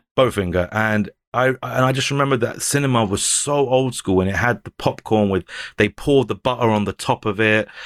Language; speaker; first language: English; native; English